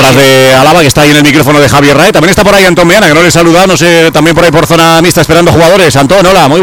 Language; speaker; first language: Spanish; native; Spanish